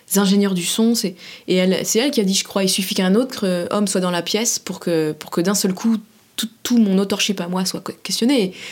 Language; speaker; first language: French; native; French